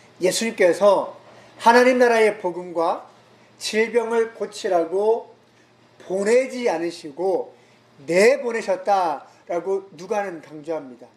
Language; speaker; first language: Korean; native; Korean